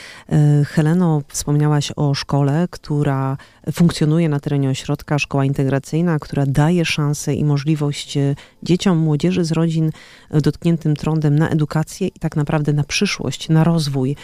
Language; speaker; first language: Polish; native; Polish